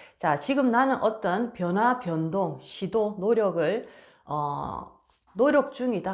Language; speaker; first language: Korean; native; Korean